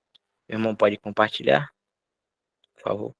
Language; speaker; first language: Portuguese; native; Portuguese